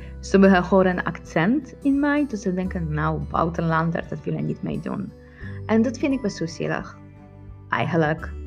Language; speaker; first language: Dutch; non-native, learner; Polish